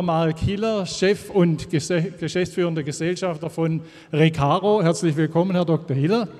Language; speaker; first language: German; native; German